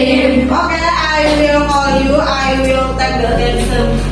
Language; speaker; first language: English; non-native, learner; Indonesian